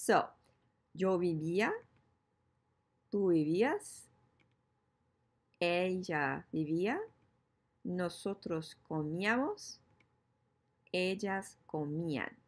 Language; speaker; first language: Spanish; non-native, fluent; English